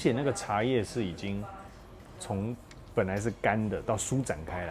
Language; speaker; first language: Chinese; native; Chinese